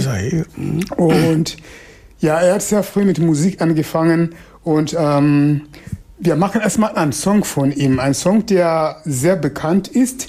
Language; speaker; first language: German; non-native, fluent; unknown